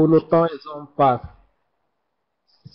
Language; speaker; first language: French; non-native, learner; Arabic